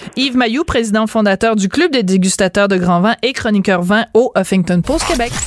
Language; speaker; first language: French; native; French